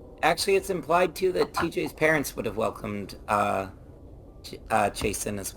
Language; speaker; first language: English; native; English